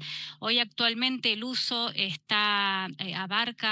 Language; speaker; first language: Spanish; native; Spanish